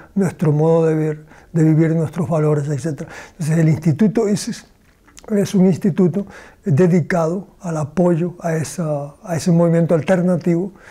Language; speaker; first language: Spanish; native; Spanish